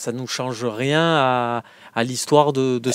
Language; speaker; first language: French; native; French